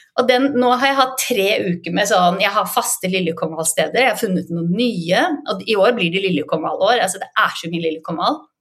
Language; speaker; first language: Norwegian; native; Norwegian